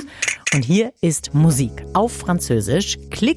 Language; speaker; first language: German; native; German